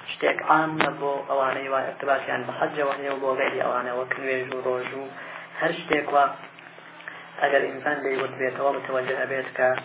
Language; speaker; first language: Central Kurdish; native; Central Kurdish